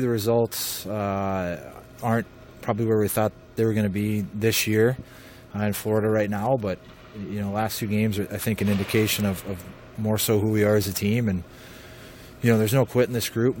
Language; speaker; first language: English; native; English